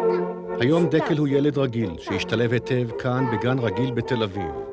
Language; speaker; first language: Hebrew; native; Hebrew